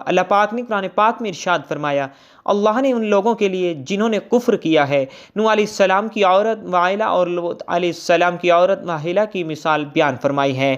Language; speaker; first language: Urdu; native; Urdu